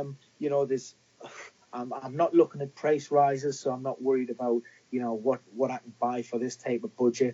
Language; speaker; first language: English; native; English